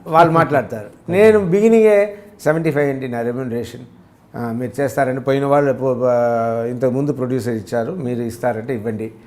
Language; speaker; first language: Telugu; native; Telugu